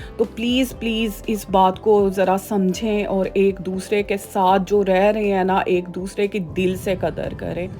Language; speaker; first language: Urdu; native; Urdu